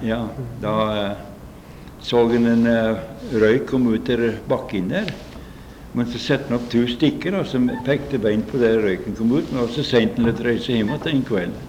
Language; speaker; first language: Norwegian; early bilingual, heritage; Norwegian